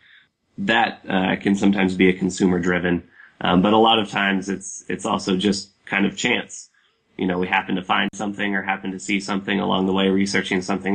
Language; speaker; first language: English; native; English